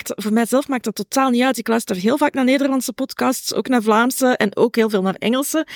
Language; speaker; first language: Dutch; native; Dutch